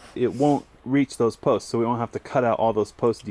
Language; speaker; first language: English; native; English